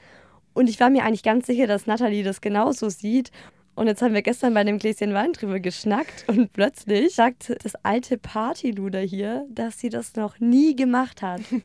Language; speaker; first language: German; native; German